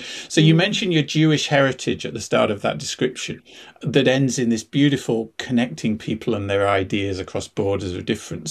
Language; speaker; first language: English; native; English